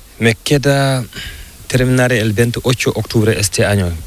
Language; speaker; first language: Spanish; non-native, learner; Fula